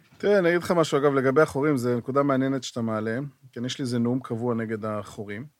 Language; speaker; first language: Hebrew; native; Hebrew